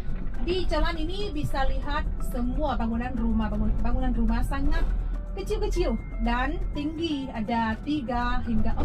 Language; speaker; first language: Indonesian; non-native, fluent; Vietnamese